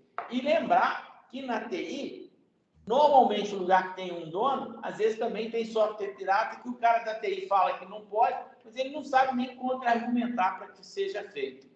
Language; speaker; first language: Portuguese; native; Portuguese